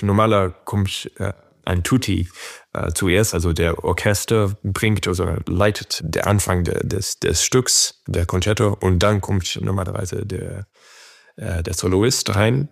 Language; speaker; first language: German; non-native, fluent; French